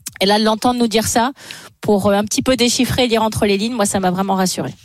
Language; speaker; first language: French; native; French